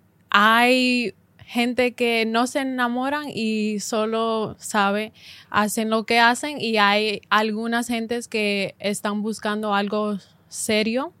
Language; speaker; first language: Spanish; early bilingual, heritage; Spanish